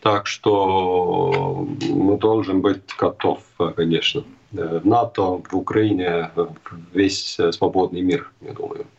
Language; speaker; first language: Russian; non-native, fluent; Estonian